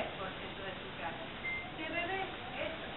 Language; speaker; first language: Spanish; non-native, learner; French